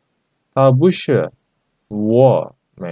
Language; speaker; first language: Chinese; non-native, fluent; Turkish